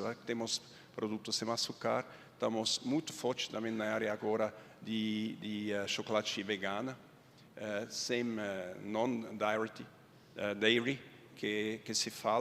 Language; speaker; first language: Portuguese; non-native, fluent; Swiss German